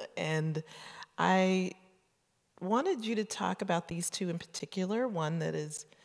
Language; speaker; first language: English; native; English